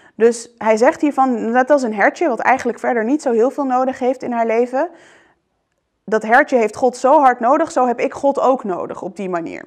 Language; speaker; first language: Dutch; early bilingual, other home language; Arabic